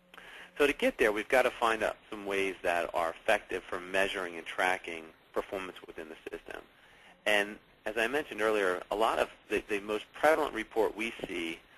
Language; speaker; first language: English; native; English